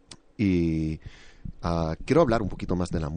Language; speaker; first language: Spanish; early bilingual, other home language; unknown